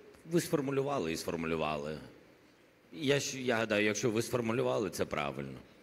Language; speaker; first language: Ukrainian; non-native, local second language; Russian